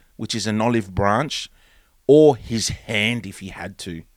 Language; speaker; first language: English; early bilingual, other home language; Greek